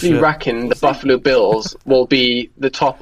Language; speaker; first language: English; native; English